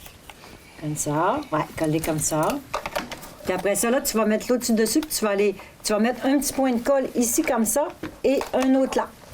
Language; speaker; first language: French; native; French